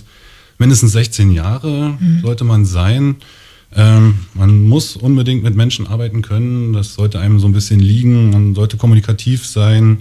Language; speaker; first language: German; native; German